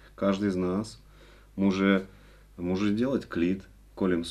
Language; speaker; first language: Czech; non-native, learner; Russian